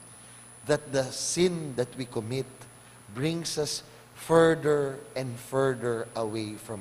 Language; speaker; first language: English; non-native, local second language; Pampanga